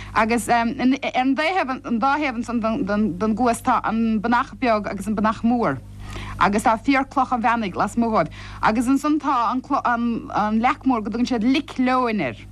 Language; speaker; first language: Irish; native; Irish